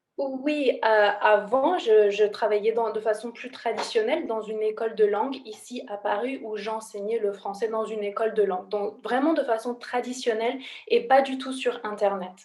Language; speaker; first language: French; native; French